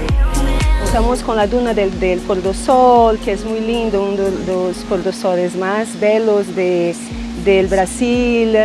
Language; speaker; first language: Spanish; non-native, learner; Portuguese